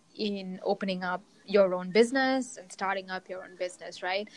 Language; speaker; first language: English; non-native, local second language; Sinhala